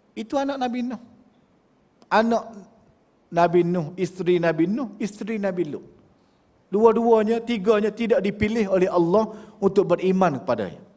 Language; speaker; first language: Malay; native; Malay